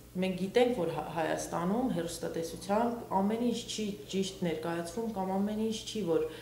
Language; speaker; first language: Armenian; early bilingual, heritage; Armenian